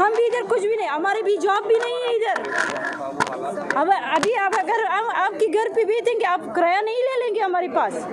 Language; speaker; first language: Hindi; non-native, fluent; Persian